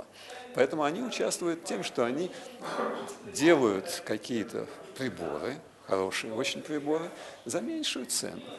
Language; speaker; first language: Russian; native; Russian